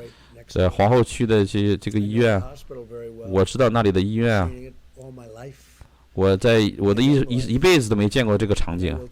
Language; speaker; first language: Chinese; native; Chinese